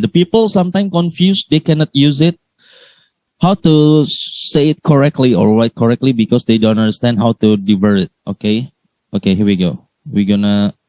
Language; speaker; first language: English; non-native, learner; Indonesian